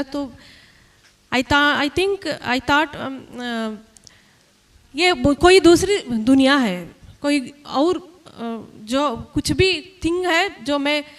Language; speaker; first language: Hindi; non-native, local second language; Kannada